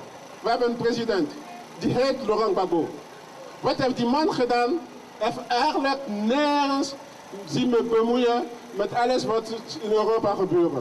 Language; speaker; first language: Dutch; non-native, learner; French